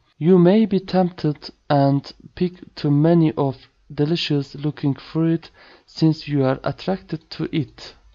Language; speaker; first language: English; non-native, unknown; Turkish